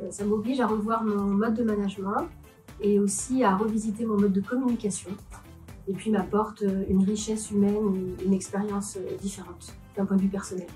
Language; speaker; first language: French; native; French